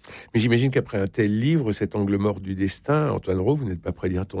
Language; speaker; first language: French; native; French